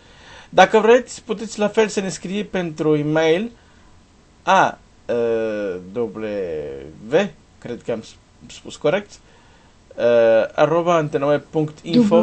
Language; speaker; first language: Romanian; non-native, learner; Portuguese